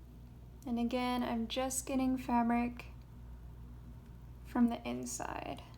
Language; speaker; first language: English; native; English